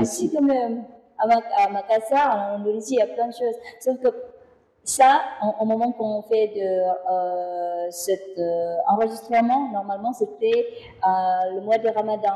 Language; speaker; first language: French; non-native, fluent; Indonesian